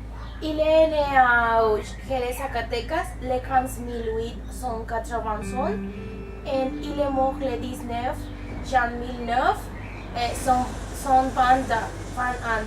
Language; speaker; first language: French; non-native, learner; Spanish